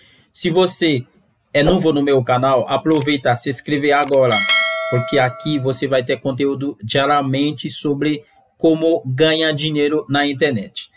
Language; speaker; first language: Portuguese; non-native, fluent; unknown